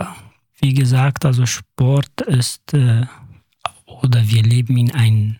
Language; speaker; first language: German; non-native, fluent; Kurdish